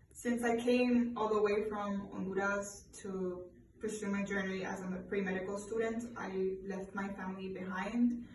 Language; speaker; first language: English; non-native, fluent; Spanish